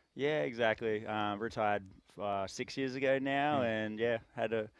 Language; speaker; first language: English; native; English